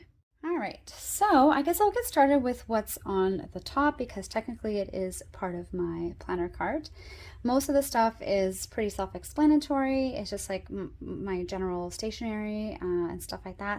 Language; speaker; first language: English; native; English